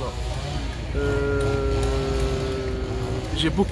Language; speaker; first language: French; non-native, local second language; Kabyle